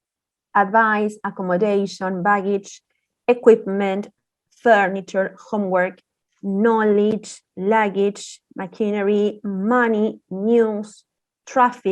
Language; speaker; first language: English; non-native, fluent; Spanish